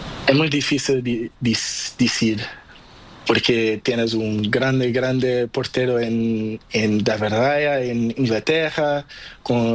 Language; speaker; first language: Spanish; non-native, learner; Portuguese